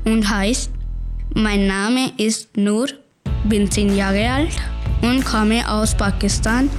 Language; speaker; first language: German; non-native, learner; Urdu